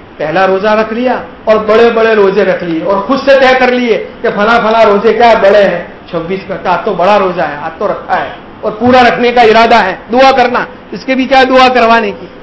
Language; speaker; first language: Urdu; non-native, local second language; Gujarati